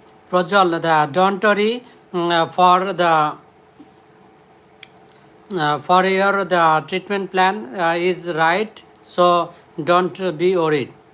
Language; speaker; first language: English; non-native, local second language; Bangla